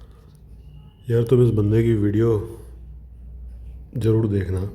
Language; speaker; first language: Hindi; native; Hindi